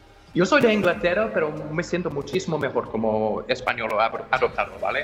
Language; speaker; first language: Spanish; non-native, fluent; English